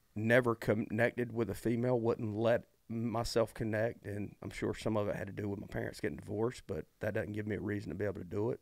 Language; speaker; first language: English; native; English